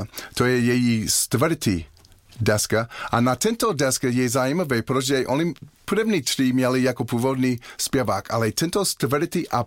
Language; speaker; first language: Czech; non-native, learner; English